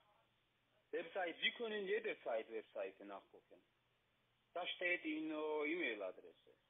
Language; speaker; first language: German; non-native, fluent; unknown